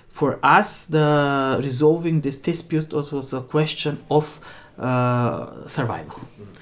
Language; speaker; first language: English; non-native, fluent; Macedonian